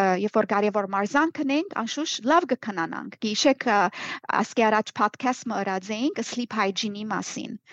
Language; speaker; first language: Armenian; early bilingual, heritage; Armenian